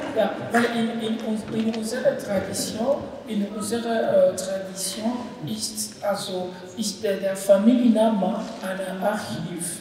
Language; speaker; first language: German; non-native, learner; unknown